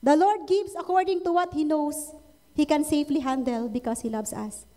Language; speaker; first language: English; non-native, local second language; Filipino